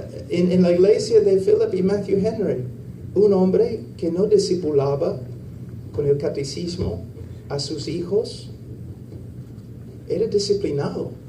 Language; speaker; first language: Spanish; non-native, fluent; English